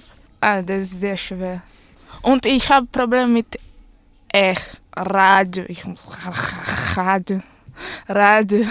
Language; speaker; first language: German; non-native, learner; Portuguese